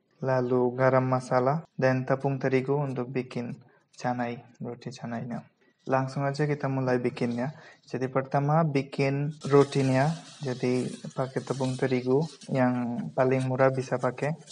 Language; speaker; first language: Indonesian; non-native, fluent; Bangla